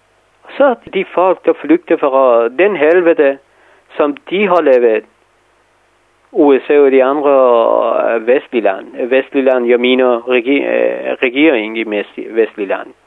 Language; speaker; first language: Danish; non-native, fluent; Persian